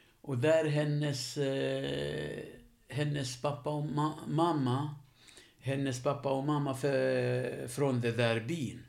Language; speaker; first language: Swedish; non-native, fluent; Arabic